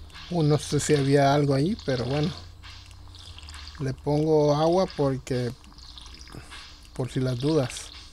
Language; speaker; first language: Spanish; native; Spanish